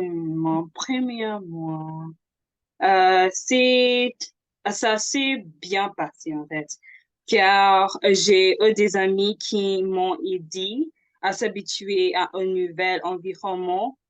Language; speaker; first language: French; non-native, fluent; English